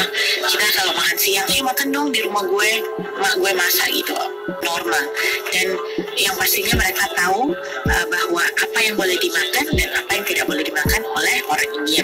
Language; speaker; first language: Indonesian; native; Indonesian